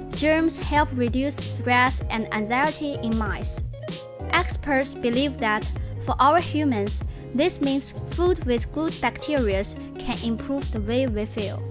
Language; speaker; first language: English; non-native, fluent; Chinese